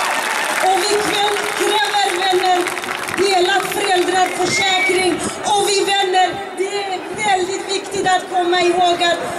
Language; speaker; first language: Swedish; non-native, fluent; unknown